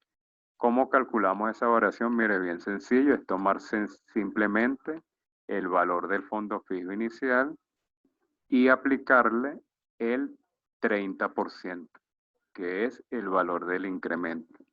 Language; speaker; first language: Spanish; native; Spanish